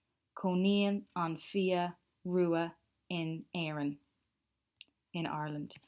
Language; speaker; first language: Irish; non-native, local second language; English